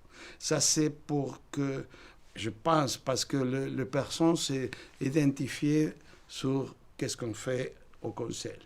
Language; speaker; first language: French; non-native, fluent; Spanish